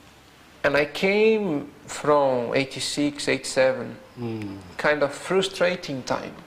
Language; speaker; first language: English; non-native, fluent; Portuguese